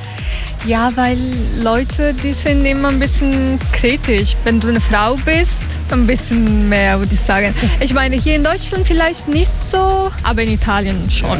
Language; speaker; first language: German; non-native, fluent; Italian